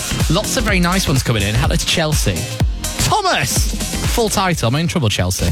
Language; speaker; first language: English; native; English